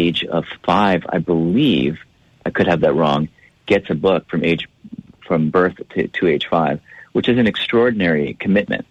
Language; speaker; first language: English; native; English